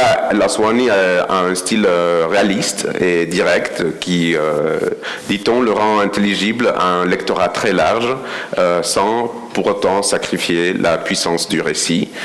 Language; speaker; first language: French; non-native, fluent; Spanish